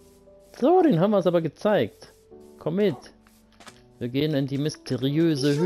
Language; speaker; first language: German; native; German